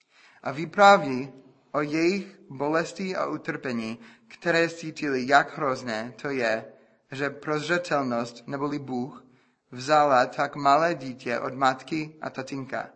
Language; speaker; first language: Czech; non-native, fluent; English